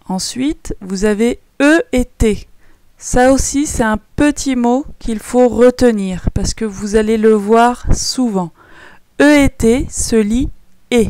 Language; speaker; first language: French; native; French